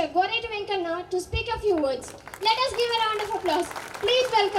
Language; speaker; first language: English; non-native, local second language; Telugu